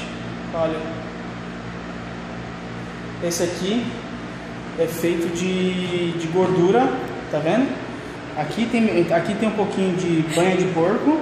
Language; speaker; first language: Portuguese; native; Portuguese